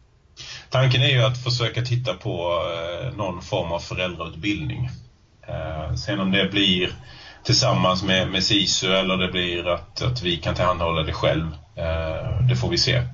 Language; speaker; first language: Swedish; native; Swedish